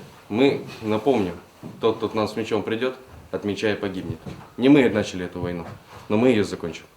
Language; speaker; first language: Russian; native; Russian